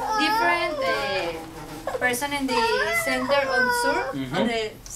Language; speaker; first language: English; non-native, learner; Spanish